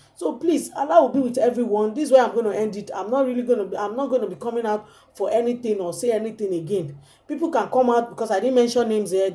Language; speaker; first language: English; non-native, local second language; Yoruba